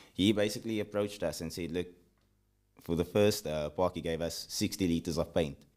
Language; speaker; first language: English; early bilingual, other home language; Afrikaans